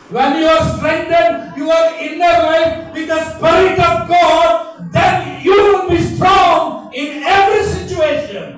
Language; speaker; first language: English; non-native, local second language; Telugu